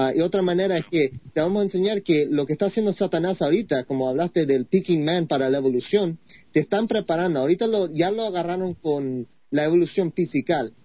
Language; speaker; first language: Spanish; non-native, fluent; English